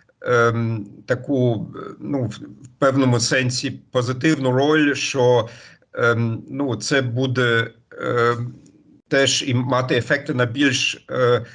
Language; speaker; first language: Ukrainian; non-native, fluent; German